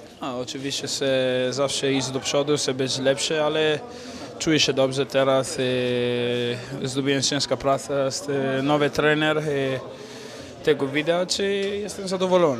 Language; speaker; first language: Polish; non-native, learner; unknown